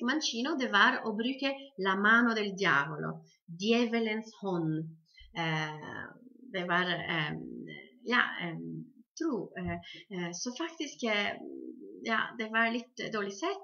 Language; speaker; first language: Norwegian; non-native, fluent; Italian